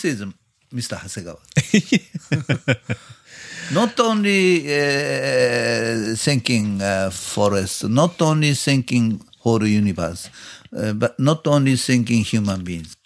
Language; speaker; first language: English; non-native, learner; Japanese